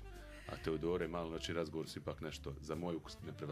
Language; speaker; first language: Serbian; native; Serbian